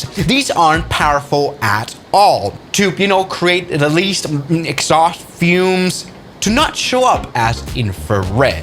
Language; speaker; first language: English; non-native, fluent; German